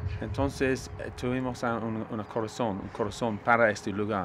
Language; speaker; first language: Spanish; non-native, learner; English